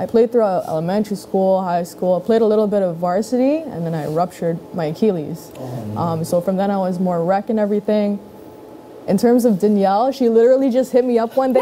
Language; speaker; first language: English; early bilingual, other home language; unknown